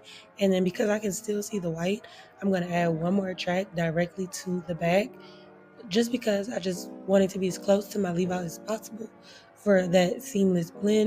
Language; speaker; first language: English; native; English